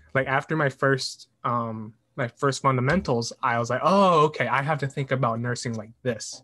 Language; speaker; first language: English; native; English